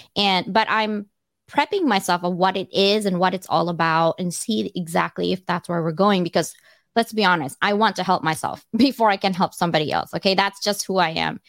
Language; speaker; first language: English; early bilingual, other home language; Cebuano